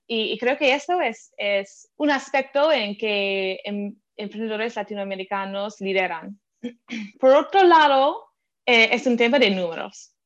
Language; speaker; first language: Spanish; non-native, fluent; English